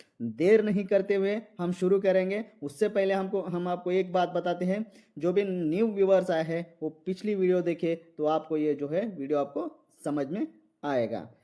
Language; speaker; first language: Hindi; non-native, local second language; Marathi